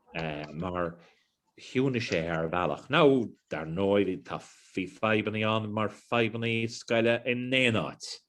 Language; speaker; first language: Irish; non-native, local second language; English